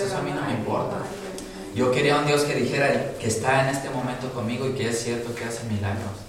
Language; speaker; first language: Spanish; native; Spanish